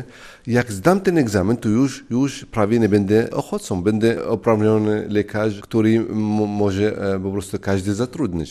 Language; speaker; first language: Polish; non-native, fluent; Arabic